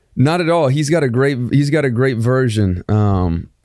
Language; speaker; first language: English; native; English